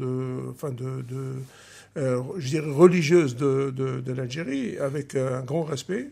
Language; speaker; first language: French; non-native, local second language; Arabic